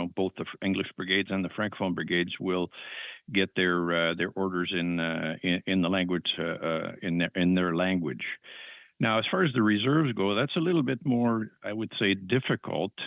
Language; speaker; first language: English; non-native, fluent; French